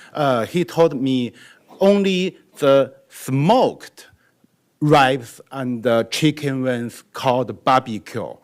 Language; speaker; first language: English; non-native, learner; Chinese